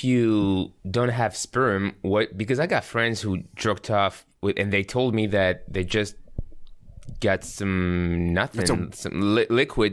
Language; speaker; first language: English; non-native, fluent; French